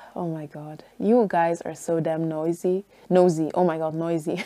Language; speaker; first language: English; early bilingual, other home language; Dutch